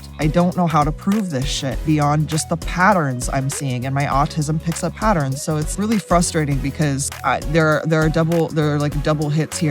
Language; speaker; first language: English; native; English